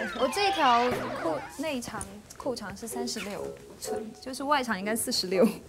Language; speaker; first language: Chinese; native; Chinese